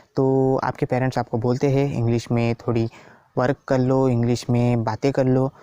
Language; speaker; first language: Hindi; non-native, local second language; Konkani